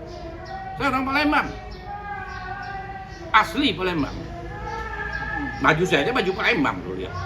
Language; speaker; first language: Indonesian; native; Indonesian